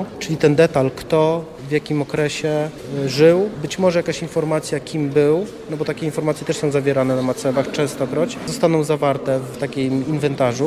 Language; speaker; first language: Polish; native; Polish